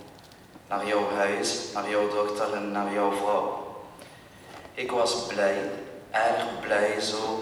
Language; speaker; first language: Dutch; non-native, learner; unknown